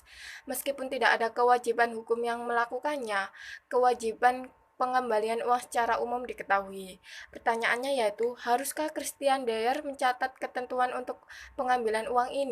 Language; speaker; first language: Indonesian; native; Indonesian